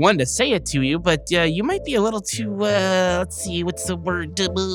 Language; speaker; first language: English; native; English